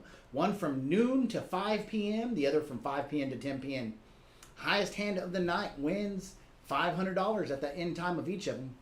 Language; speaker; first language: English; native; English